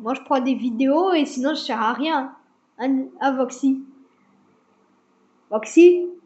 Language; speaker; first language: French; native; French